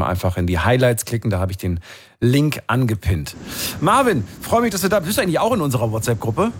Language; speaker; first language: German; native; German